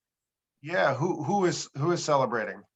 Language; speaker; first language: English; native; English